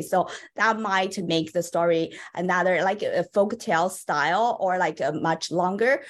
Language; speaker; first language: English; non-native, fluent; Chinese